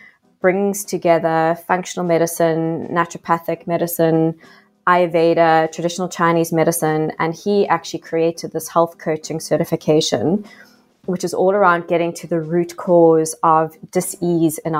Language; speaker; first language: English; native; English